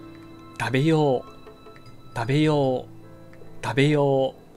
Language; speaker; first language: Japanese; non-native, fluent; Portuguese